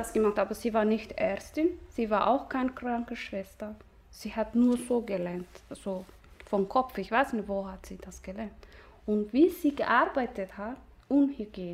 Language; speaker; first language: German; non-native, learner; Somali